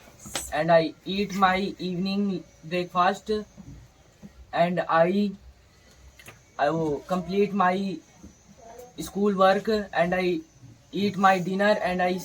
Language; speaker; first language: English; non-native, learner; Hindi